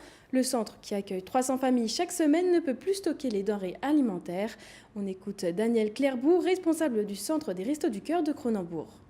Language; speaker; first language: French; native; French